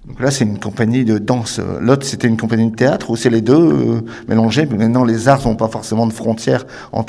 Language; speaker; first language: French; native; French